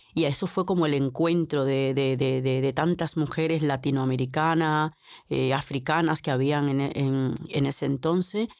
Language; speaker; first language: Spanish; native; Spanish